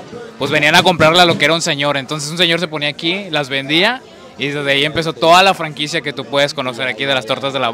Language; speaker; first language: Spanish; native; Spanish